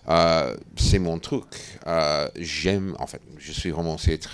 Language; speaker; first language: French; non-native, fluent; English